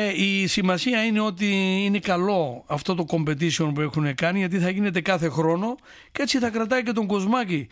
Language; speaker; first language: Greek; early bilingual, heritage; Greek